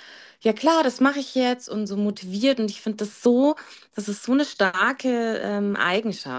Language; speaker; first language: German; native; German